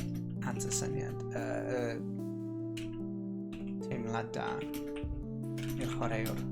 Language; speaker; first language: Welsh; non-native, learner; English